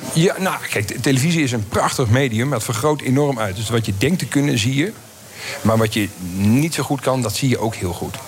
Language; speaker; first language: Dutch; native; Dutch